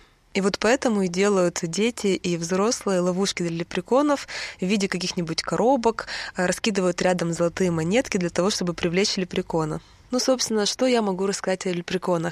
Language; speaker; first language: Russian; native; Russian